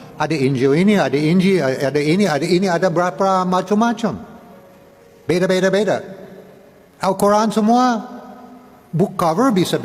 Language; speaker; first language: Indonesian; non-native, fluent; English